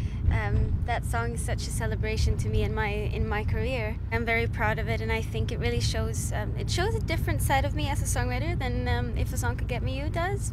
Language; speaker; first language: English; non-native, fluent; Norwegian